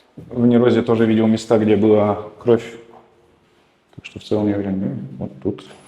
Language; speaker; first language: Russian; early bilingual, heritage; Russian